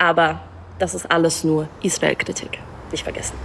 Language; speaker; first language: German; early bilingual, other home language; Russian